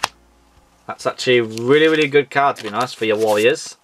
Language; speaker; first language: English; native; English